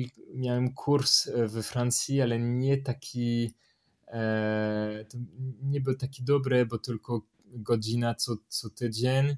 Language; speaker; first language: Polish; non-native, learner; French